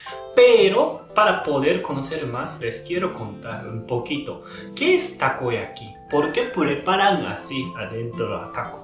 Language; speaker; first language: Spanish; non-native, learner; Japanese